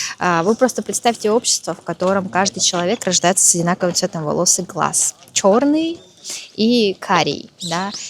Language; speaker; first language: Russian; native; Russian